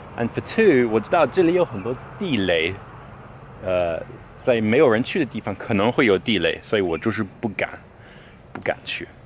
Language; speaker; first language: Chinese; non-native, fluent; English